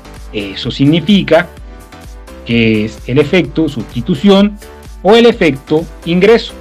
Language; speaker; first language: Spanish; native; Spanish